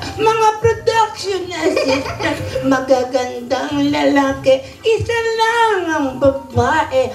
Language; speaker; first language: Filipino; native; Filipino